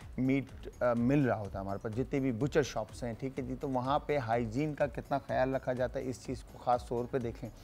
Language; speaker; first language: Urdu; native; Urdu